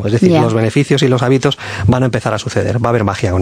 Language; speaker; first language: Spanish; native; Spanish